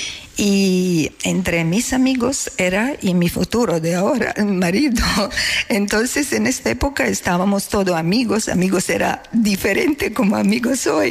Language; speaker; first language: Spanish; non-native, learner; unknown